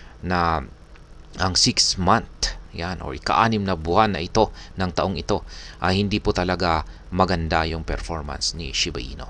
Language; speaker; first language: Filipino; native; Filipino